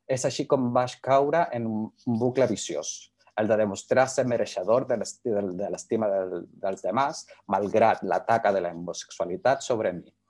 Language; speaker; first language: Catalan; native; Catalan